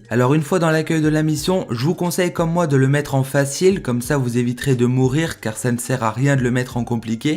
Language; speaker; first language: French; native; French